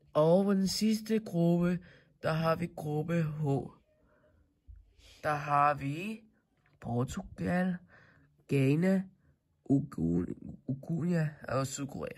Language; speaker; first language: Danish; non-native, learner; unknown